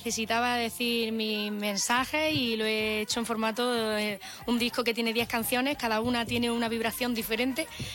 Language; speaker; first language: Spanish; native; Spanish